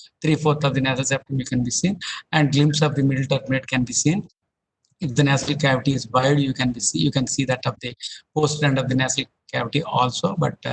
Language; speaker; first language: English; non-native, local second language; Telugu